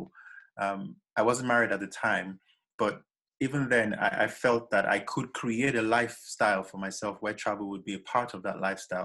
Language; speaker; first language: English; non-native, local second language; Yoruba